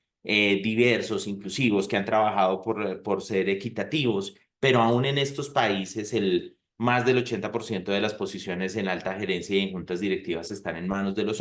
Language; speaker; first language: Spanish; native; Spanish